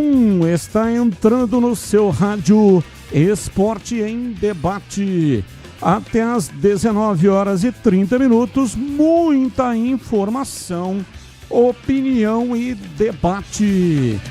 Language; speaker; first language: Portuguese; native; Portuguese